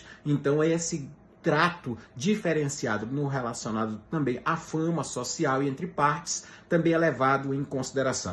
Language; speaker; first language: Portuguese; native; Portuguese